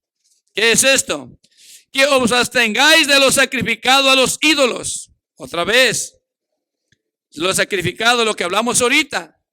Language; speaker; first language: Spanish; native; Spanish